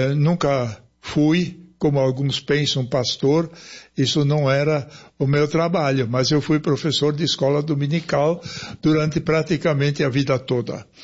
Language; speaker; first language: Portuguese; early bilingual, other home language; German